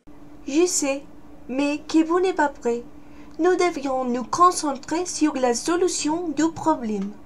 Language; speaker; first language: French; non-native, learner; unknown